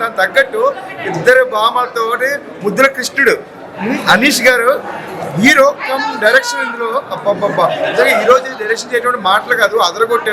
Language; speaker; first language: Telugu; native; Telugu